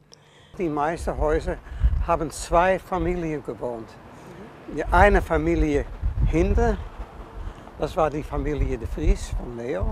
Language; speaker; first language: German; non-native, fluent; Dutch